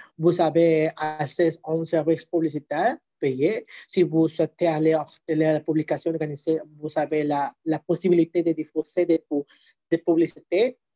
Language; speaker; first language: French; non-native, learner; Spanish